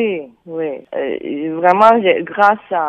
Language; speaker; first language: French; non-native, fluent; Japanese